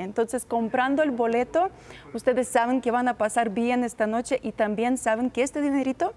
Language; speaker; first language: Spanish; non-native, learner; Ukrainian